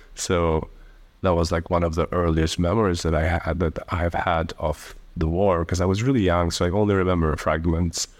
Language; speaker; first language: English; early bilingual, other home language; Albanian